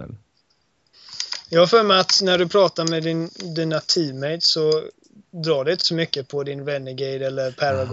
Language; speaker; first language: Swedish; native; Swedish